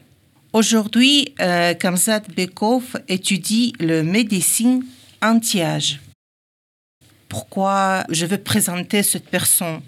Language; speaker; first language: French; non-native, learner; Ingush